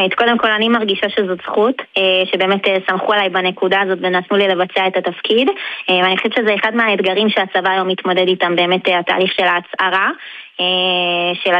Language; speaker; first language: Hebrew; native; Hebrew